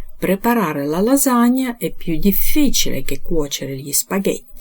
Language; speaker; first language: Italian; non-native, fluent; Ukrainian